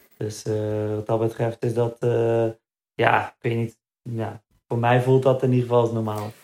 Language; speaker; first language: Dutch; early bilingual, other home language; Berber languages